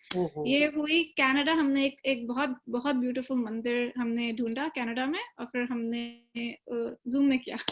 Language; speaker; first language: Hindi; early bilingual, other home language; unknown